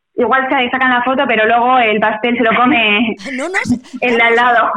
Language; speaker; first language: Spanish; non-native, local second language; Basque